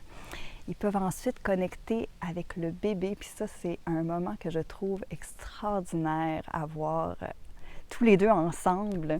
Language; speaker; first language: French; native; French